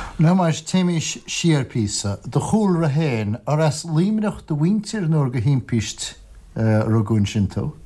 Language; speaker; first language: Irish; native; Irish